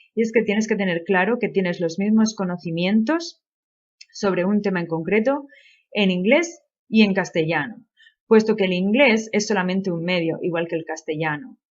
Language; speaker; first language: Spanish; native; Spanish